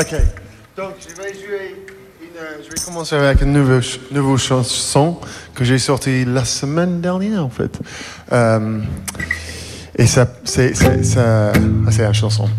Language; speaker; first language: French; non-native, fluent; English